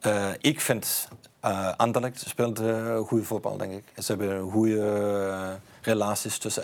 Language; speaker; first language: Dutch; non-native, fluent; Danish